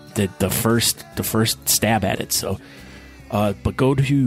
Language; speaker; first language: English; native; English